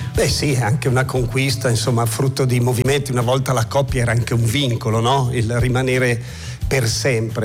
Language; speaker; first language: Italian; native; Italian